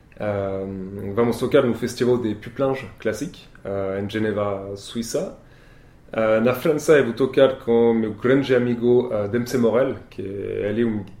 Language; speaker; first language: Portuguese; non-native, learner; French